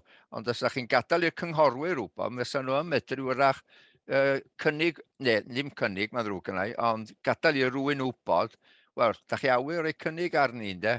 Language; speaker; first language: Welsh; native; Welsh